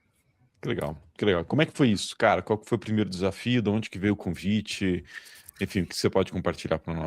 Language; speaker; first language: Portuguese; native; Portuguese